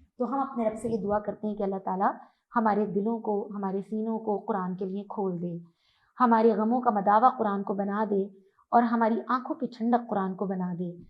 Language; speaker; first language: Urdu; native; Urdu